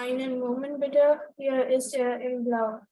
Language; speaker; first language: German; non-native, learner; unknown